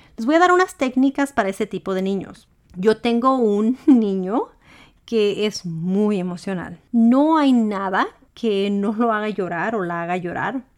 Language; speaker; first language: Spanish; early bilingual, heritage; Spanish